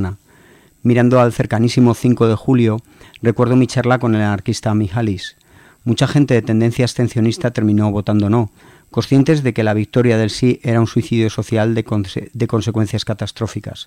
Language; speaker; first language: Spanish; native; Spanish